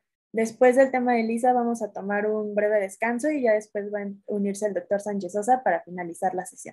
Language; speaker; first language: Spanish; native; Spanish